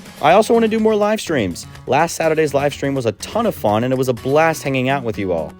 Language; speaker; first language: English; native; English